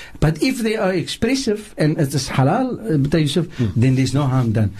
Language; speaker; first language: English; non-native, local second language; Afrikaans